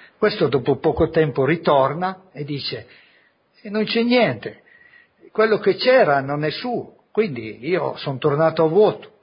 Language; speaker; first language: Italian; native; Italian